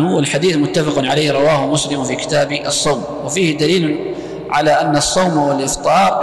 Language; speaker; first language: Arabic; native; Arabic